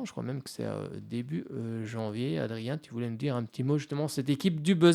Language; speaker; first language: French; native; French